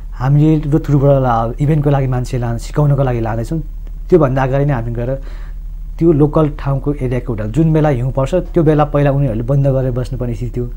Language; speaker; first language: Nepali; non-native, local second language; Sherpa